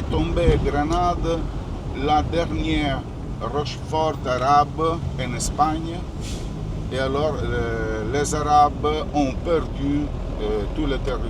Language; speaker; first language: French; non-native, learner; Italian